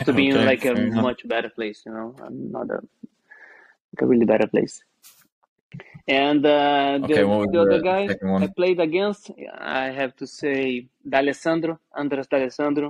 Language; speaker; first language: English; non-native, learner; Portuguese